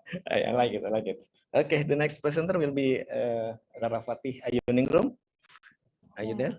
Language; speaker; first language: English; non-native, fluent; Indonesian